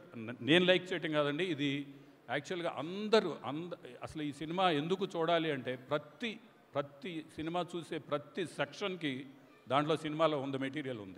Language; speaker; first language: Telugu; native; Telugu